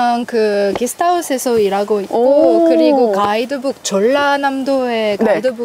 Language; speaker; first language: Korean; non-native, learner; French